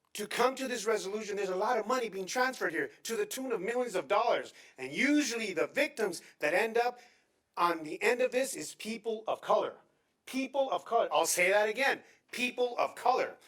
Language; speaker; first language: English; native; English